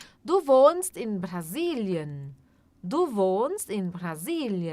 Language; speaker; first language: German; non-native, fluent; Portuguese